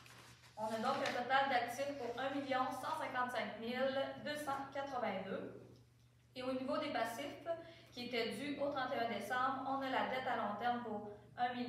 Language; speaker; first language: French; native; French